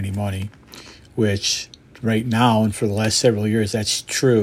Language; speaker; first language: English; native; English